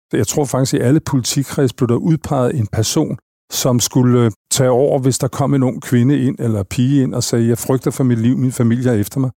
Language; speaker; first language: Danish; native; Danish